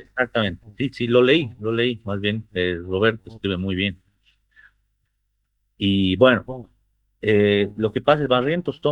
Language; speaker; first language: Spanish; native; Spanish